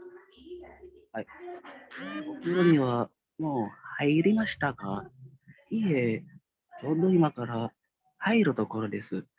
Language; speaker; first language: Japanese; non-native, learner; Indonesian